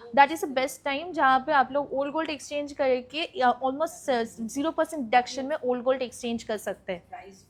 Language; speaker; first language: Hindi; non-native, local second language; Bangla